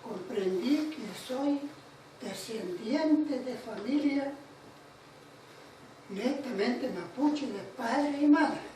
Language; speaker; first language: Spanish; non-native, local second language; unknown